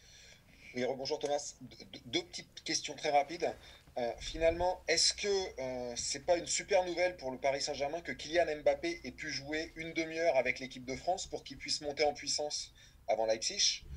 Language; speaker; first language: French; native; French